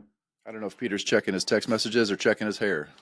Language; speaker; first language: English; native; English